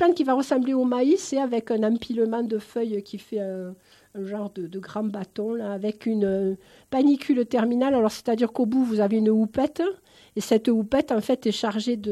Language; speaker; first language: French; native; French